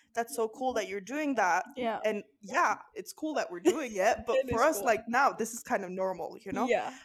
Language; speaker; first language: English; non-native, fluent; Norwegian